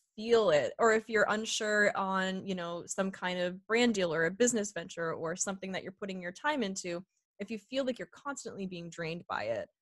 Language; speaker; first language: English; native; English